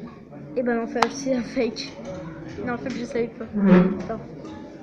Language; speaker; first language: French; native; French